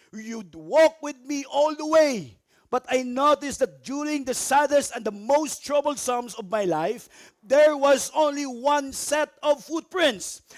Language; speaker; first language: English; non-native, local second language; Filipino